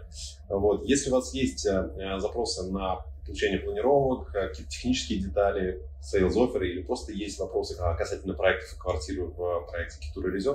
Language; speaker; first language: Russian; native; Russian